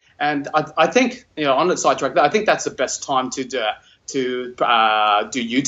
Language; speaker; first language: English; non-native, local second language; Cantonese